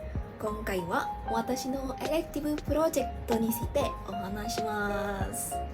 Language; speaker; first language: Japanese; non-native, learner; Malay